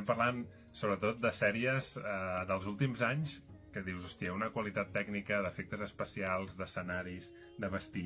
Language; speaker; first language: Catalan; native; Catalan